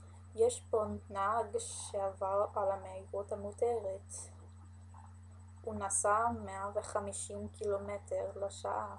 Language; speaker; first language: Hebrew; non-native, learner; English